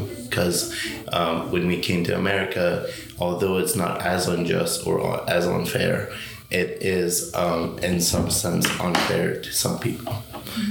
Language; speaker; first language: English; non-native, fluent; Persian